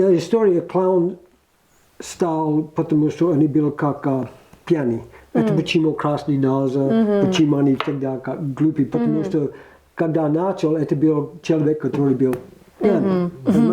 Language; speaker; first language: Russian; non-native, learner; English